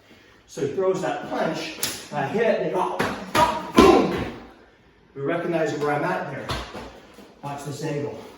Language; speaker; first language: English; native; English